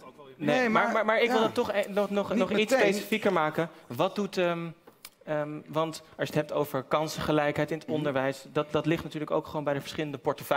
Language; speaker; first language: Dutch; native; Dutch